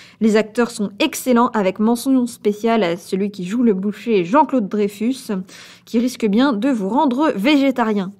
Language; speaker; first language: French; native; French